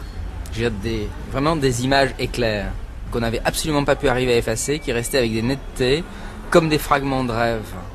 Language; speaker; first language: French; native; French